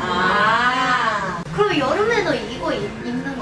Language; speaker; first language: Korean; non-native, fluent; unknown